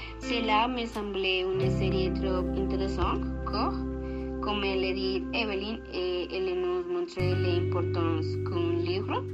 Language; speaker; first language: French; non-native, learner; Spanish